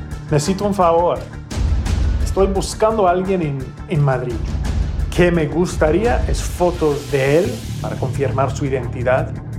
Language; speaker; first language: Spanish; non-native, fluent; English